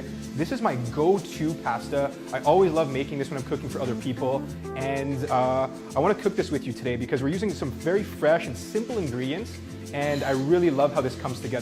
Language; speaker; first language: English; native; English